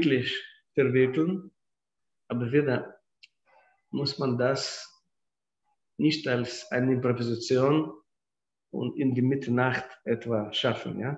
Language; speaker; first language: German; non-native, fluent; Russian